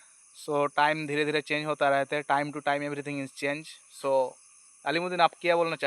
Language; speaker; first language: Hindi; non-native, fluent; Bangla